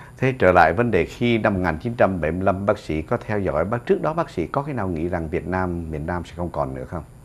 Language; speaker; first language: Vietnamese; native; Vietnamese